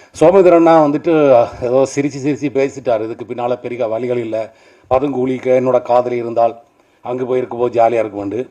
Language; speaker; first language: Tamil; native; Tamil